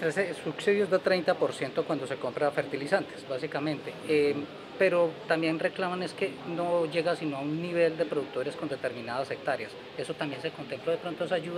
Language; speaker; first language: Spanish; native; Spanish